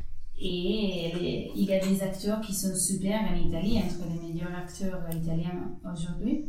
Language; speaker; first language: French; non-native, fluent; Spanish